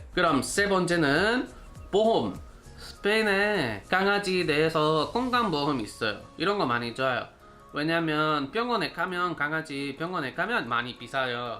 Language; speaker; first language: Korean; non-native, learner; Spanish